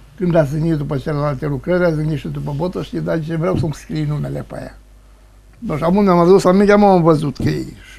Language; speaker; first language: Romanian; native; Romanian